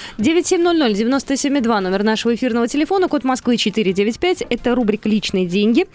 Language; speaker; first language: Russian; native; Russian